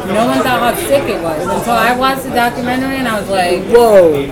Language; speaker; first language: English; native; English